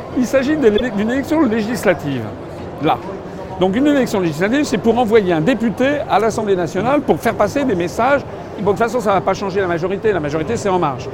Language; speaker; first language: French; native; French